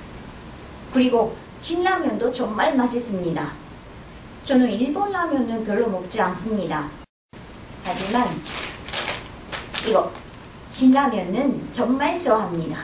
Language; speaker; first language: Korean; non-native, fluent; Japanese